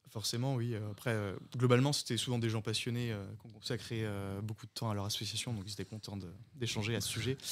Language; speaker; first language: French; native; French